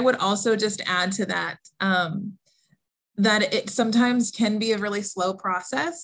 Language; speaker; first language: English; native; English